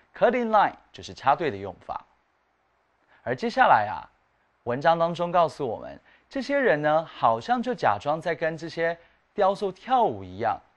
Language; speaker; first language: Chinese; native; Chinese